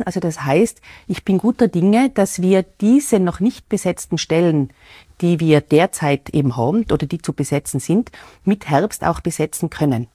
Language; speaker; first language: German; native; German